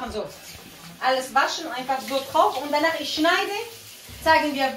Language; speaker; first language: German; non-native, learner; Kurdish